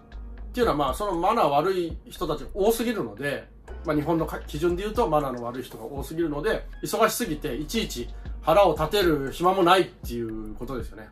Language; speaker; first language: Japanese; native; Japanese